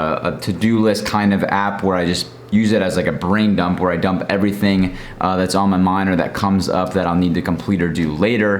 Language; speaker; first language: English; native; English